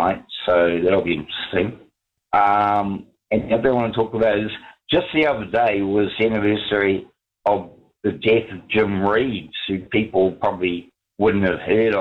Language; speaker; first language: English; native; English